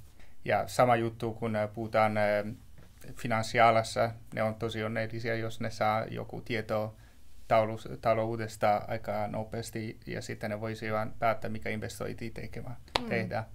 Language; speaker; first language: Finnish; non-native, learner; Italian